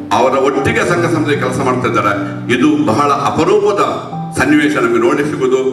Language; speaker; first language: Kannada; non-native, local second language; Tulu